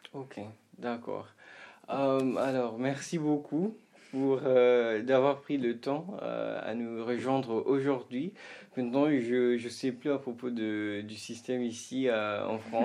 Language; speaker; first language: French; non-native, fluent; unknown